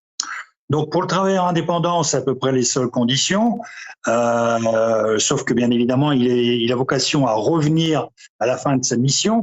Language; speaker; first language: French; native; French